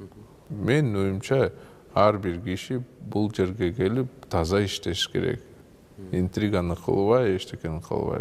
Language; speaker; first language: Kyrgyz; non-native, local second language; Russian